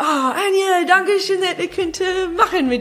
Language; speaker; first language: German; non-native, fluent; English